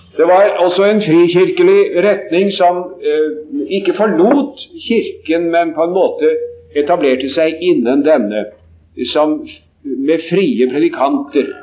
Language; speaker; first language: Norwegian; native; Norwegian